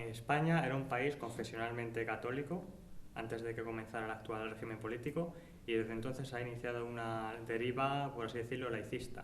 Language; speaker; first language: Spanish; native; Spanish